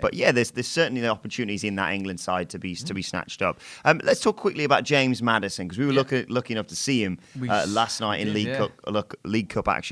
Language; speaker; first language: English; native; English